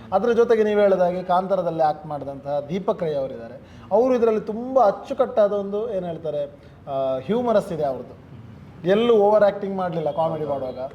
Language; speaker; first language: Kannada; non-native, local second language; Tulu